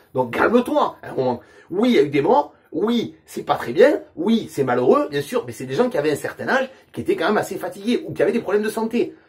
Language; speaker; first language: French; native; French